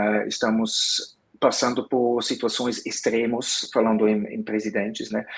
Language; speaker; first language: Portuguese; non-native, fluent; Swiss German